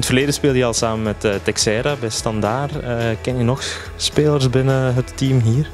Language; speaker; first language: Dutch; native; Dutch